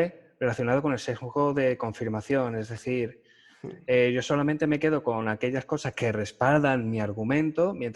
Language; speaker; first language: Spanish; native; Spanish